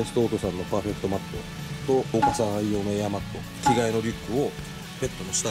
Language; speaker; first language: Japanese; native; Japanese